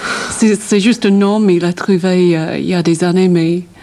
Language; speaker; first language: French; native; French